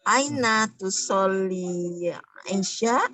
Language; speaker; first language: Arabic; non-native, learner; Indonesian